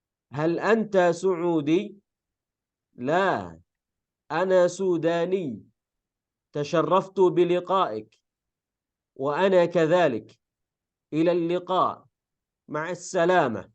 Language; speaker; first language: Arabic; non-native, fluent; Indonesian